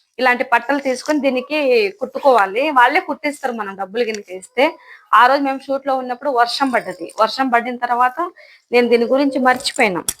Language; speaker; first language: Telugu; non-native, local second language; Lambadi